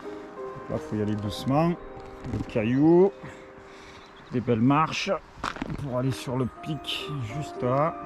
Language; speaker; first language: French; native; French